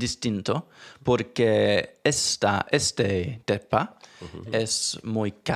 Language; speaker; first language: Spanish; non-native, learner; English